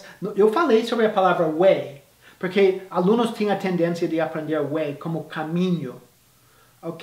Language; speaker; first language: Portuguese; non-native, fluent; English